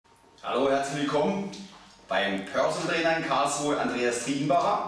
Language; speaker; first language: German; native; German